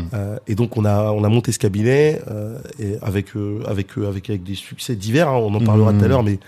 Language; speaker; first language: French; native; French